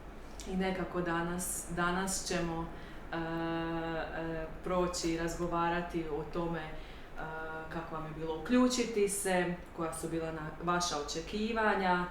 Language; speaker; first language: Croatian; native; Croatian